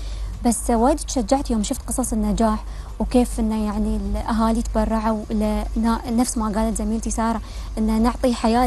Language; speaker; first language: Arabic; native; Arabic